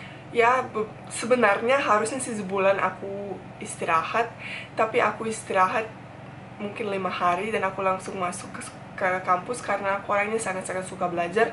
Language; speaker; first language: Indonesian; non-native, fluent; Bosnian